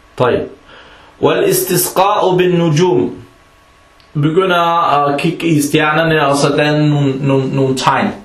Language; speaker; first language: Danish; early bilingual, other home language; Arabic